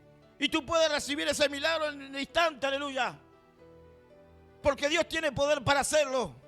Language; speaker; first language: Spanish; native; Spanish